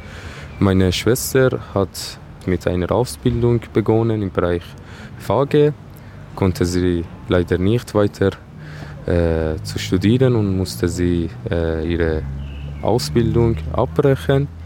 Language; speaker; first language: German; non-native, fluent; Persian